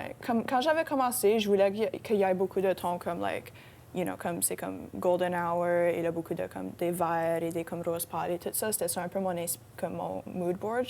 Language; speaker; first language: French; non-native, local second language; English